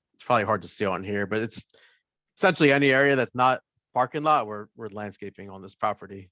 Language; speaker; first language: English; native; English